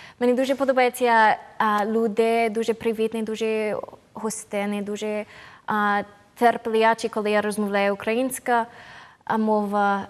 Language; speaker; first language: Ukrainian; non-native, learner; English